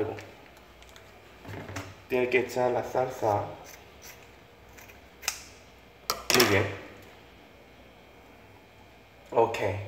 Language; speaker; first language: Spanish; non-native, learner; Korean